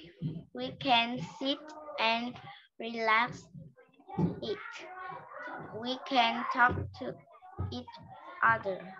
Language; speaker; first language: English; non-native, learner; Vietnamese